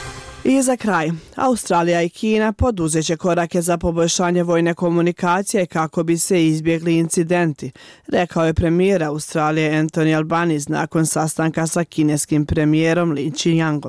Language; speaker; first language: Croatian; native; Croatian